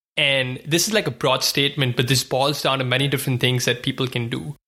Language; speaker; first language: English; non-native, local second language; Hindi